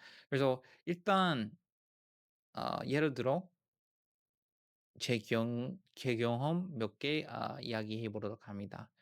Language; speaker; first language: Korean; non-native, learner; English